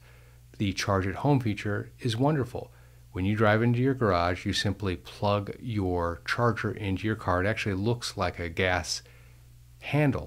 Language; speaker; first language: English; native; English